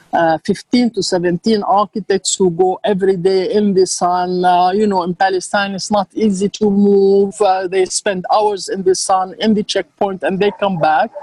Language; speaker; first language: English; non-native, fluent; Arabic